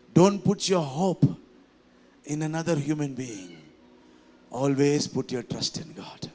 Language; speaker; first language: English; non-native, local second language; Tamil